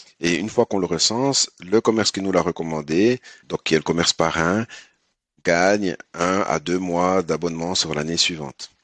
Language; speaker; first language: French; early bilingual, other home language; Haitian Creole